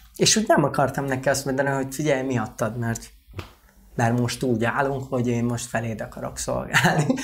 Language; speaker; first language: Hungarian; non-native, local second language; Romany